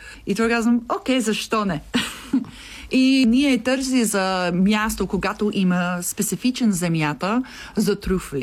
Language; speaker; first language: Bulgarian; non-native, learner; English